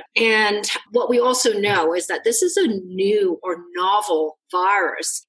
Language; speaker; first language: English; non-native, local second language; Cantonese